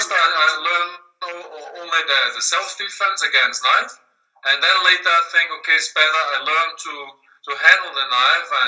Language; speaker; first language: English; non-native, learner; German